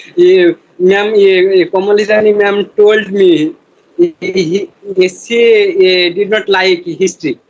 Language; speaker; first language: English; non-native, learner; Bangla